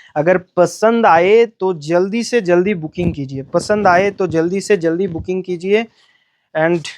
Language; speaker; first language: Hindi; non-native, local second language; Bangla